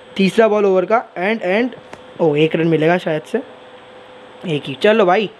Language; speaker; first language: Hindi; non-native, local second language; Bangla